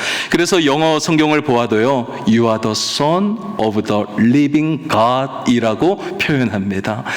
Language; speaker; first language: Korean; native; Korean